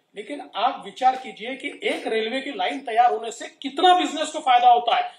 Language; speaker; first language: Hindi; non-native, local second language; Marathi